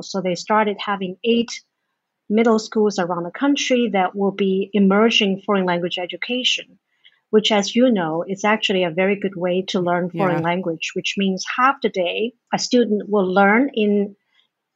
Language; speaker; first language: English; non-native, fluent; Chinese